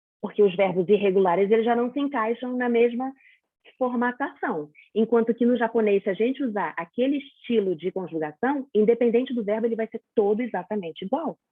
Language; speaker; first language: Portuguese; native; Portuguese